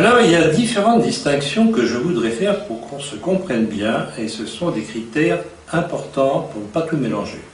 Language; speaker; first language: French; native; French